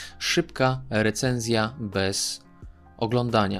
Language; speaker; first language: Polish; native; Polish